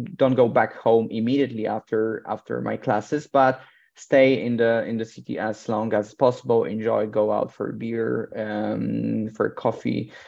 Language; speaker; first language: English; non-native, fluent; Polish